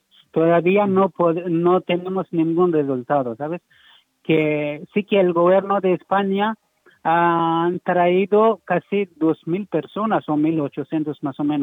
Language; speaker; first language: Spanish; non-native, learner; Persian